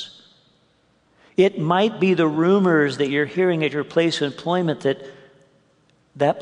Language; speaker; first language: English; native; English